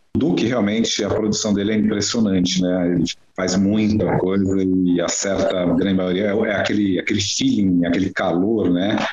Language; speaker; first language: Portuguese; native; Portuguese